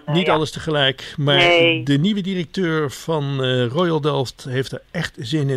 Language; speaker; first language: Dutch; native; Dutch